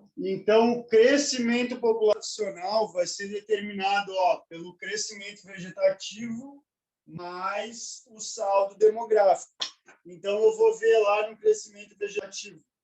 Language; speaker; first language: Portuguese; native; Portuguese